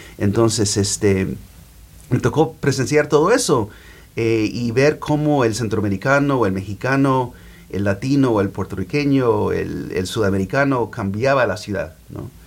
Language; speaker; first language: Spanish; early bilingual, heritage; Spanish